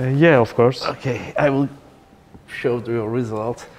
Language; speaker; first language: English; non-native, fluent; Turkish